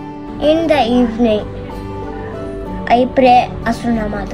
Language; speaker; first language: English; non-native, learner; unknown